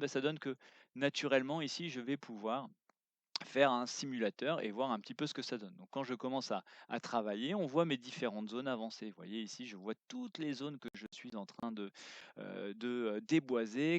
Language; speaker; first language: French; native; French